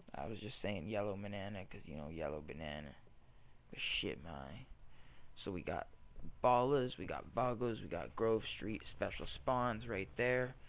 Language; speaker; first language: English; native; English